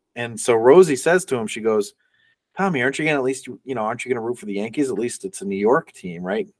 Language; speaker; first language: English; native; English